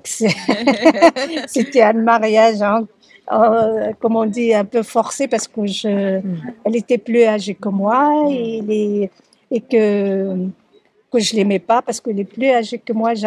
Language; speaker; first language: French; early bilingual, other home language; Arabic